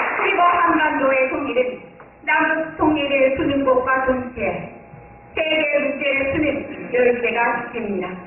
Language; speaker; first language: Korean; non-native, fluent; Japanese